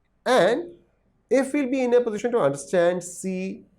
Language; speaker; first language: English; non-native, local second language; Hindi